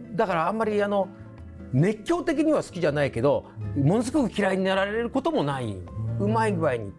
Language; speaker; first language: Japanese; native; Japanese